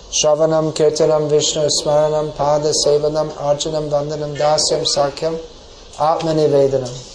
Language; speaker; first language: Bangla; non-native, fluent; English